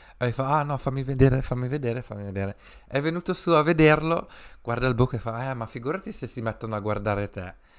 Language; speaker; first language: Italian; early bilingual, other home language; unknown